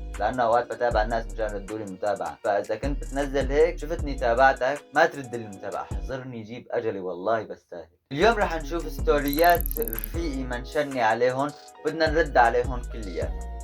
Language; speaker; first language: Arabic; native; Arabic